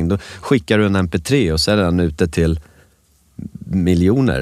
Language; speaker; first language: Swedish; native; Swedish